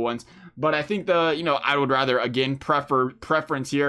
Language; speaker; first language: English; native; English